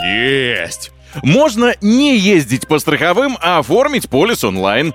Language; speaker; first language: Russian; native; Russian